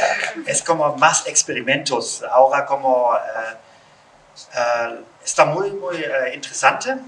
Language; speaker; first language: Spanish; non-native, learner; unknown